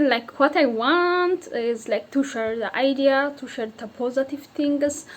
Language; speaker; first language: English; non-native, local second language; Amharic